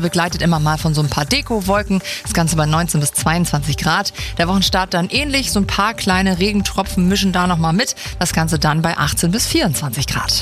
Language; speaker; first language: German; native; German